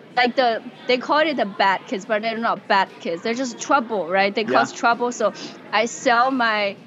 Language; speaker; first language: English; non-native, fluent; Chinese